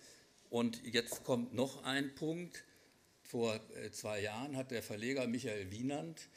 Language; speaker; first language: German; native; German